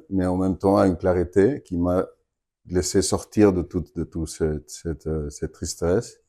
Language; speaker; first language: French; non-native, fluent; Spanish